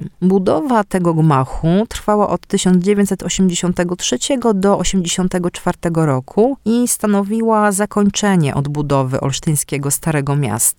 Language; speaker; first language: Polish; native; Polish